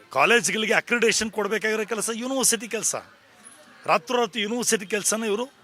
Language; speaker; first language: Kannada; native; Kannada